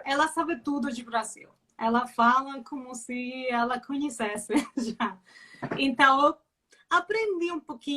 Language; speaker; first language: Portuguese; non-native, learner; Spanish